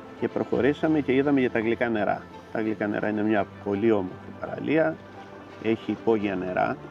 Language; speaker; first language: Greek; native; Greek